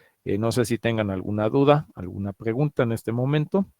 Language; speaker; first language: Spanish; native; Spanish